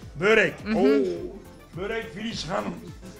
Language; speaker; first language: German; non-native, learner; Turkish